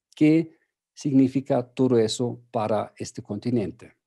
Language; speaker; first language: Spanish; non-native, fluent; German